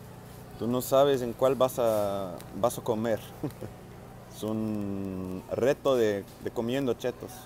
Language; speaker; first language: Spanish; non-native, learner; English